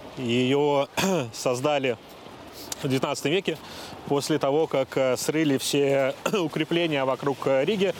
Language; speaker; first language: Russian; native; Russian